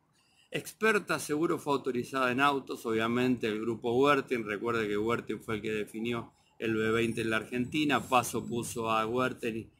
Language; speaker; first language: Spanish; native; Spanish